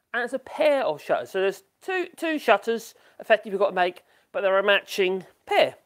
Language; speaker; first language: English; native; English